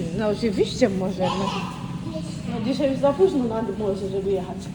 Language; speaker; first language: Polish; non-native, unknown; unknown